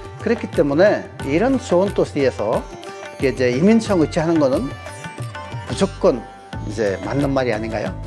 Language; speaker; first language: Korean; non-native, fluent; Bangla